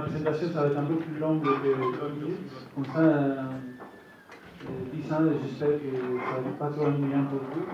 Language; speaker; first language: French; non-native, fluent; Italian